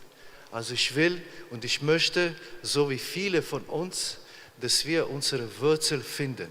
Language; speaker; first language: German; non-native, fluent; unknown